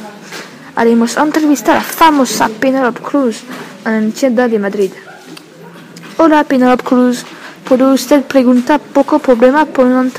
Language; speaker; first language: Spanish; non-native, learner; French